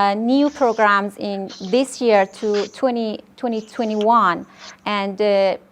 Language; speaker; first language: English; non-native, fluent; Persian